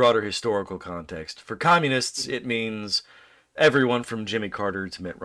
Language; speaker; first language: English; native; English